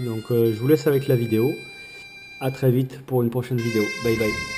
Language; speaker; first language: French; native; French